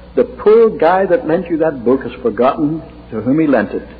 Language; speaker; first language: English; native; English